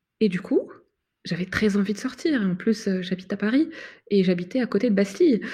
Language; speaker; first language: French; non-native, fluent; Arabic